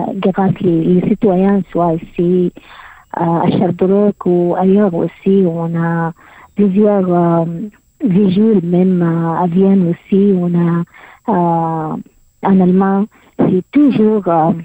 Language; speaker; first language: French; non-native, learner; Arabic